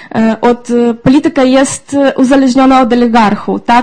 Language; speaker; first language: Polish; non-native, fluent; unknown